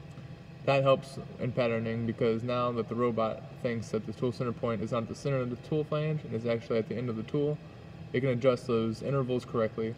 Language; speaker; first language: English; native; English